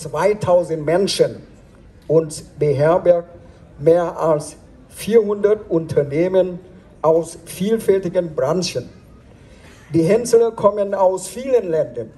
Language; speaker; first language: German; non-native, fluent; Vietnamese